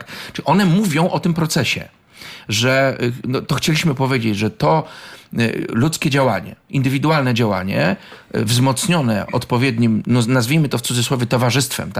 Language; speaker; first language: Polish; native; Polish